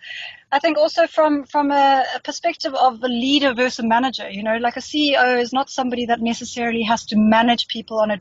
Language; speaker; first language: English; native; English